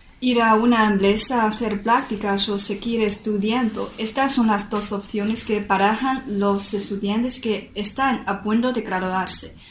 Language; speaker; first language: Spanish; non-native, learner; Chinese